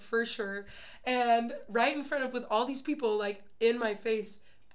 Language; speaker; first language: English; native; English